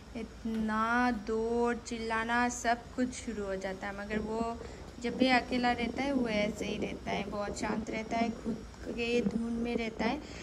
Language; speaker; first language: Hindi; non-native, local second language; Bangla